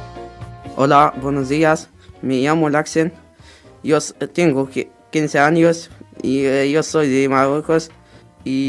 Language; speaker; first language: Spanish; non-native, learner; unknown